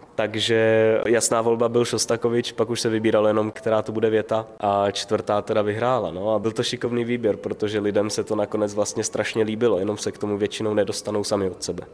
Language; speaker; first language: Czech; native; Czech